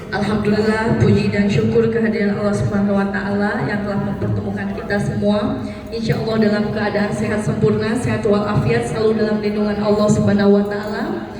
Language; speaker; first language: Indonesian; native; Indonesian